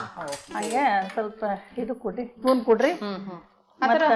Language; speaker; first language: Kannada; native; Kannada